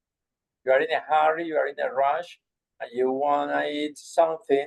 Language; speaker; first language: English; non-native, fluent; Spanish